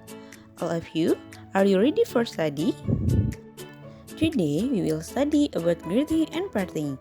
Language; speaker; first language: English; non-native, learner; Indonesian